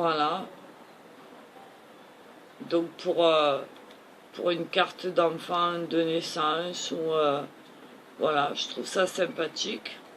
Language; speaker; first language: French; native; French